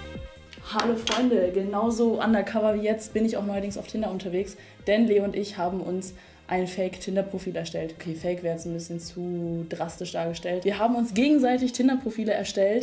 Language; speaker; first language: German; native; German